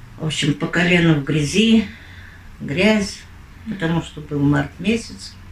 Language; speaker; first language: Russian; native; Russian